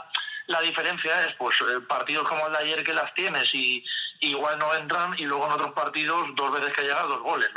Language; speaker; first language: Spanish; native; Spanish